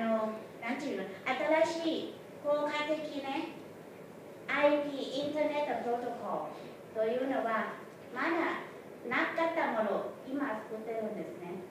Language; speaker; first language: Japanese; non-native, fluent; Thai